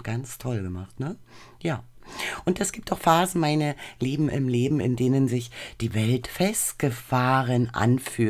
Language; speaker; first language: German; native; German